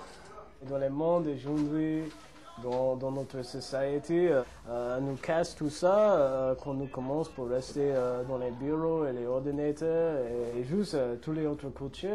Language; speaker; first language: French; non-native, learner; English